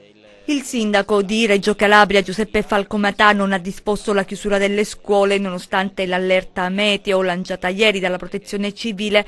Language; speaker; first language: Italian; native; Italian